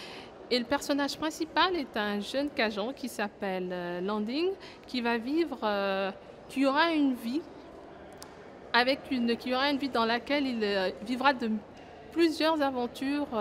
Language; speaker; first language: French; non-native, local second language; Wolof